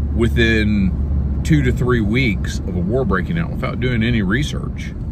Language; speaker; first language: English; native; English